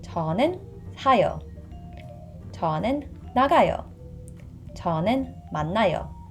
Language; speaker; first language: Korean; non-native, fluent; English